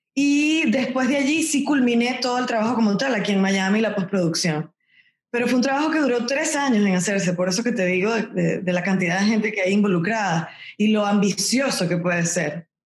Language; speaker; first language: Spanish; native; Spanish